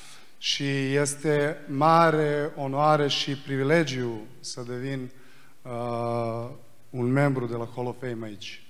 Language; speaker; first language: Romanian; non-native, fluent; Serbian